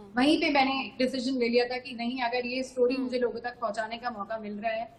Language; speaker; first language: Hindi; native; Hindi